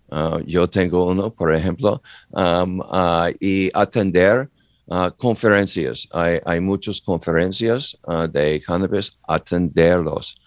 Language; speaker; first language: Spanish; non-native, learner; English